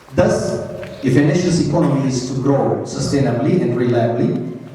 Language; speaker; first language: English; non-native, local second language; Amharic